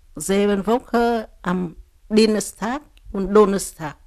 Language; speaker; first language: German; non-native, learner; Vietnamese